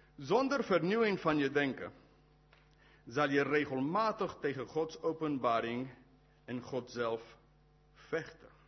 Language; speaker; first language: Dutch; non-native, fluent; English